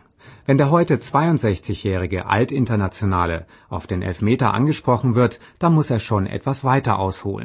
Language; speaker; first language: German; native; German